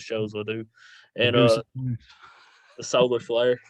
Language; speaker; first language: English; native; English